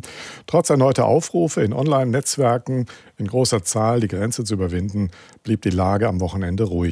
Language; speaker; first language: German; native; German